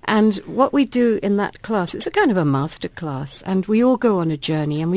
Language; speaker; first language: English; native; English